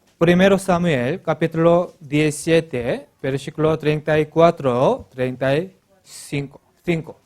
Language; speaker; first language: Spanish; non-native, learner; Korean